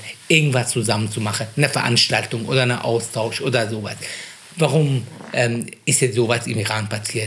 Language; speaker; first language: German; non-native, fluent; Persian